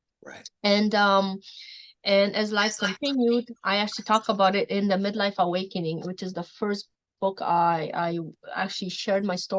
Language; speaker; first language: English; non-native, fluent; Polish